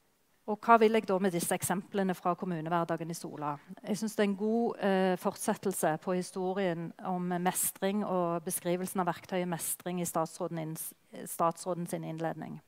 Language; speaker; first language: Norwegian; native; Norwegian